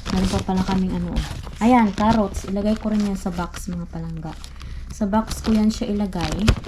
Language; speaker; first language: Filipino; non-native, local second language; Cebuano